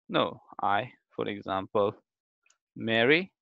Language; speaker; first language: English; non-native, learner; Uzbek